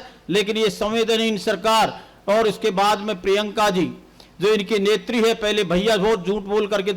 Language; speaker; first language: Hindi; native; Hindi